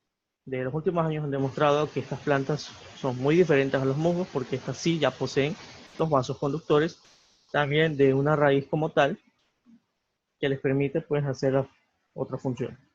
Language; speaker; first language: Spanish; native; Spanish